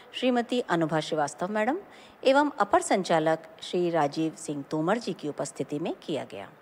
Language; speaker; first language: Hindi; native; Hindi